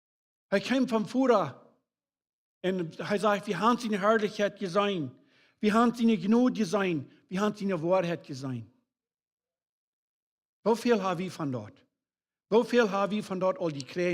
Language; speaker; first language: German; non-native, learner; Low German